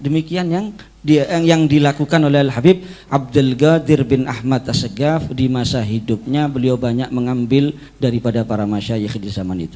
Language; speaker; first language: Indonesian; native; Indonesian